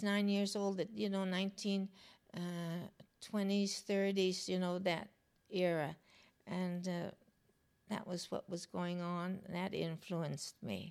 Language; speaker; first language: English; native; English